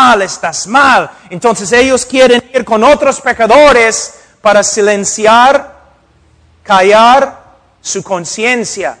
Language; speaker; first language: Spanish; non-native, fluent; English